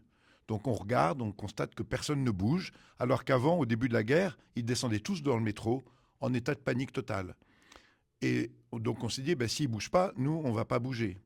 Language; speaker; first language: French; native; French